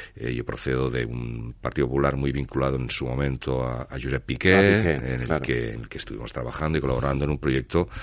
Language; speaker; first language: Spanish; non-native, local second language; Catalan